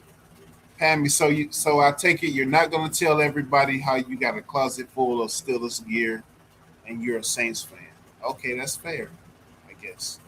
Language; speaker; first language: English; native; English